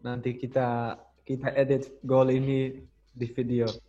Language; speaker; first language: Indonesian; non-native, learner; Dutch